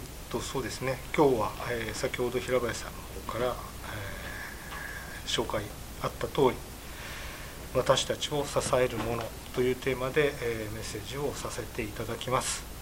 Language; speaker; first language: Japanese; native; Japanese